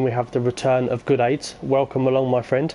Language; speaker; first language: English; native; English